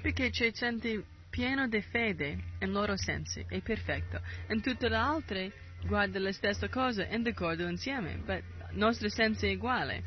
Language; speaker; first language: Italian; non-native, learner; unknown